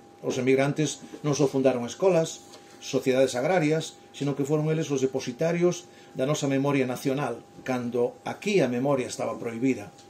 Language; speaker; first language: Galician; native; Galician